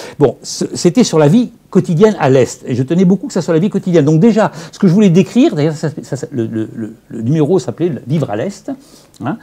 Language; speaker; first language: French; native; French